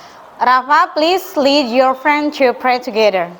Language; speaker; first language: English; non-native, fluent; Indonesian